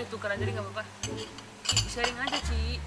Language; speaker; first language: Indonesian; native; Indonesian